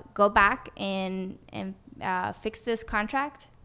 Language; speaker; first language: English; non-native, fluent; Swedish